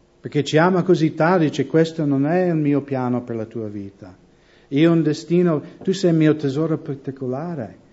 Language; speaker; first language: Italian; non-native, fluent; English